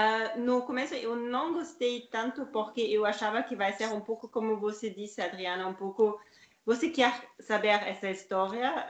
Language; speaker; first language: Portuguese; non-native, learner; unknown